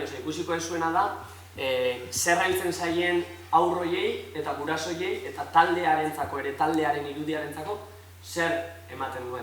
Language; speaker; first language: Basque; native; Basque